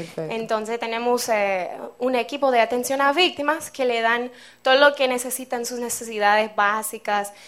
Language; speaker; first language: Spanish; non-native, fluent; English